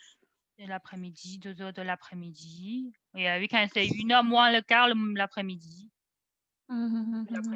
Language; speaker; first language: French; non-native, fluent; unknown